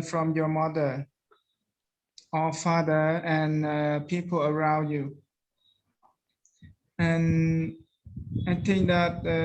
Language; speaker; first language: English; non-native, learner; Khmer